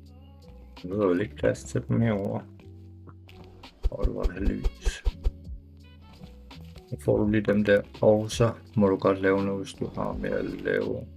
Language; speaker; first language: Danish; native; Danish